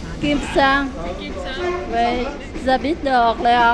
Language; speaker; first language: French; non-native, learner; Vietnamese